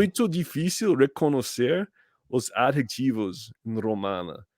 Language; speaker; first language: Portuguese; non-native, learner; English